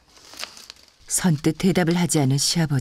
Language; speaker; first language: Korean; native; Korean